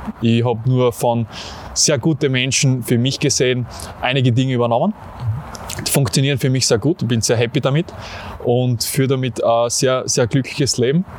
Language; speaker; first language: German; native; German